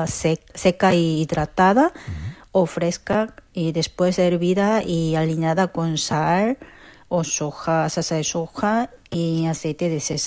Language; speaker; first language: Spanish; non-native, fluent; Korean